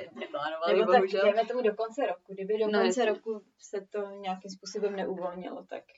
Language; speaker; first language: Czech; native; Czech